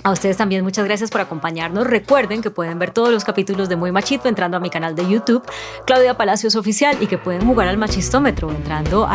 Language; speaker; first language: Spanish; native; Spanish